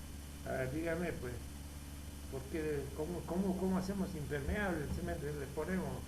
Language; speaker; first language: Spanish; native; Spanish